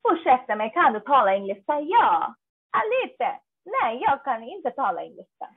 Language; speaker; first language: Swedish; non-native, learner; Bangla